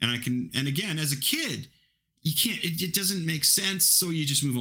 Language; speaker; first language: English; native; English